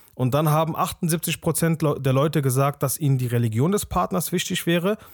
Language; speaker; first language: German; early bilingual, other home language; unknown